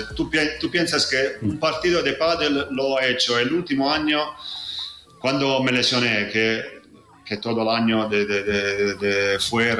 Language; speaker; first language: Spanish; non-native, fluent; Italian